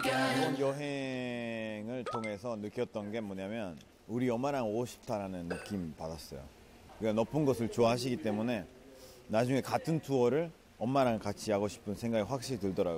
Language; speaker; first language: Korean; non-native, fluent; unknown